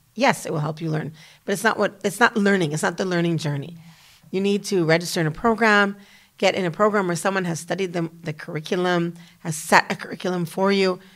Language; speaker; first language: English; native; English